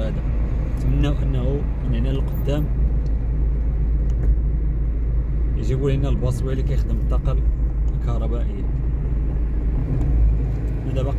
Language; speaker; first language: Arabic; native; Arabic